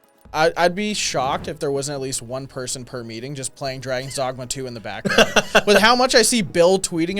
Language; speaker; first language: English; native; English